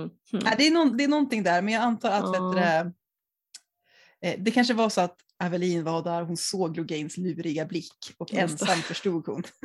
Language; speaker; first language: Swedish; native; Swedish